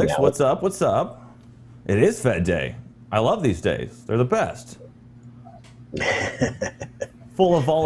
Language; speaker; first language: English; native; English